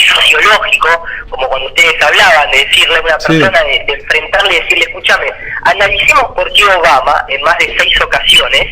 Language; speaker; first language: Spanish; native; Spanish